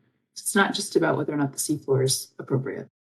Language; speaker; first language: English; native; English